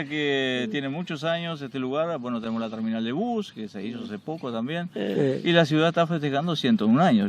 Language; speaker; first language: Spanish; native; Spanish